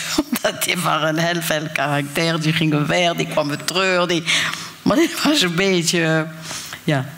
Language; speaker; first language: Dutch; non-native, fluent; French